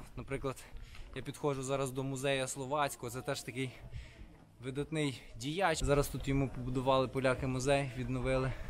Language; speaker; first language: Ukrainian; native; Ukrainian